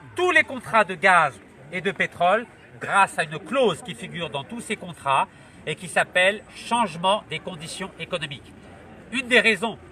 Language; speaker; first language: French; non-native, local second language; Arabic